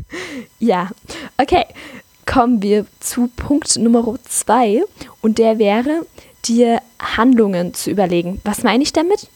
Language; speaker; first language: German; native; German